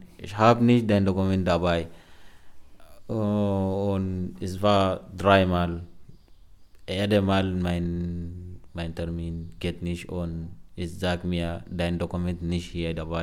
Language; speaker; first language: German; non-native, learner; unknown